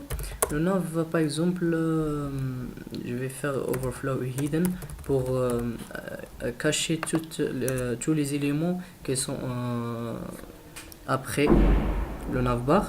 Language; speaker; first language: French; non-native, learner; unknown